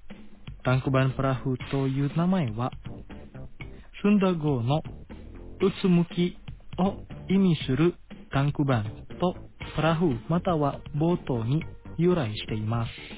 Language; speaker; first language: Japanese; non-native, fluent; Indonesian